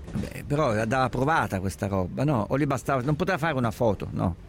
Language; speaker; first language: Italian; native; Italian